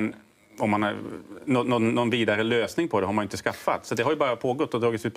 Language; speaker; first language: Swedish; native; Swedish